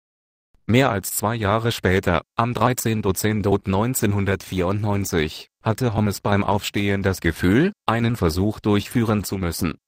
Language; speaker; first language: German; native; German